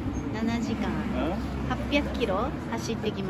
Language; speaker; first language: Japanese; native; Japanese